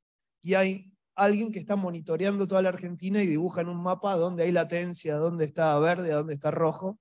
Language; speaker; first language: Spanish; native; Spanish